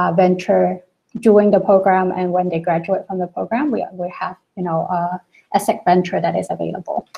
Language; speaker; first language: English; non-native, local second language; Cantonese